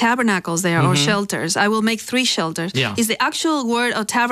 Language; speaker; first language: English; non-native, fluent; Spanish